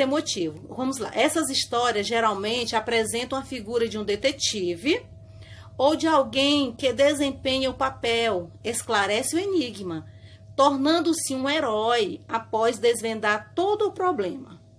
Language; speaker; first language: Portuguese; native; Portuguese